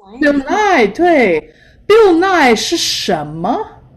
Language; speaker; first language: Chinese; non-native, fluent; English